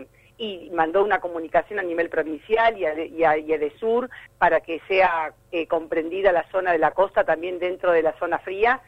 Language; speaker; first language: Spanish; native; Spanish